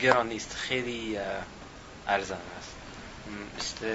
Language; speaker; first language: Persian; non-native, learner; English